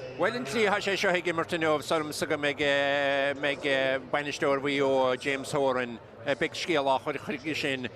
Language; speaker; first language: Irish; native; Irish